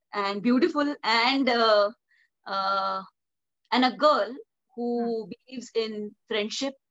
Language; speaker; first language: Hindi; non-native, local second language; Marathi